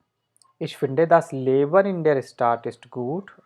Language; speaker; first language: German; non-native, fluent; Hindi